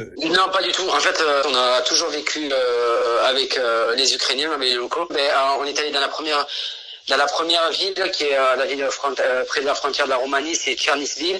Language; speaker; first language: French; native; French